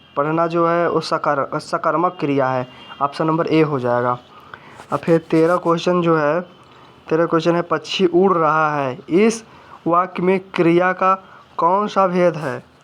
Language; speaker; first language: Hindi; native; Hindi